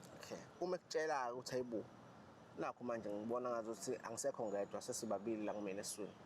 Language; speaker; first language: Zulu; native; Zulu